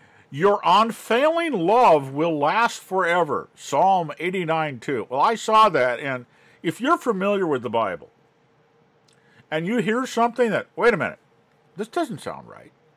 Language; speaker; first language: English; native; English